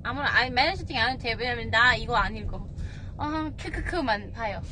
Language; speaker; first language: Korean; non-native, learner; Swedish